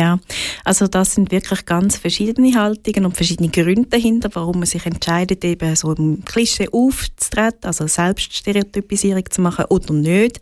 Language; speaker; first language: German; native; German